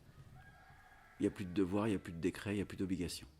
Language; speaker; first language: French; native; French